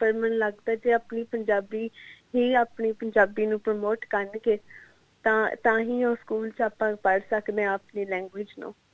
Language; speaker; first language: Punjabi; early bilingual, other home language; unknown